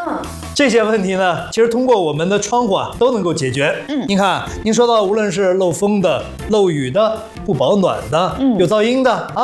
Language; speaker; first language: Chinese; native; Chinese